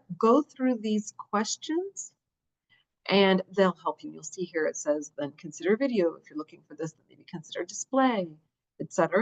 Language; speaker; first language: English; native; English